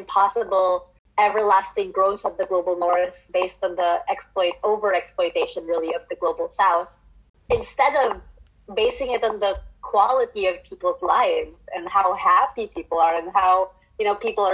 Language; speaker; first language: English; non-native, local second language; Filipino